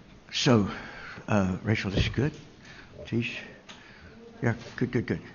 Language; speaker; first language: English; native; English